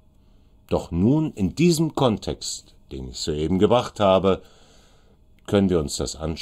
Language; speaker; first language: German; native; German